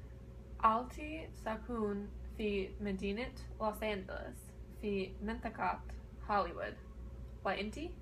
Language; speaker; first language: Arabic; non-native, learner; English